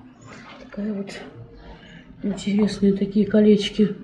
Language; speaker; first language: Russian; native; Russian